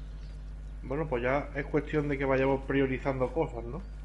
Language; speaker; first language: Spanish; native; Spanish